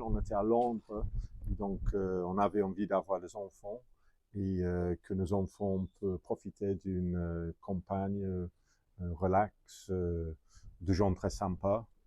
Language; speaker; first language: French; non-native, fluent; English